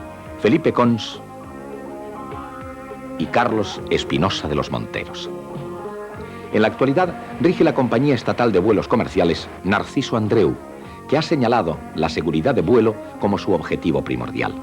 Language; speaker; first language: Spanish; native; Spanish